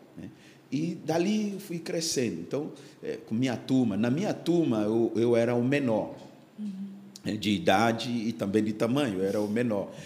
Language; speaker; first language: Portuguese; non-native, fluent; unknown